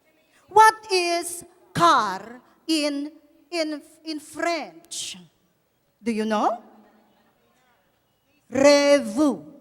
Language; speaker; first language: English; non-native, local second language; Filipino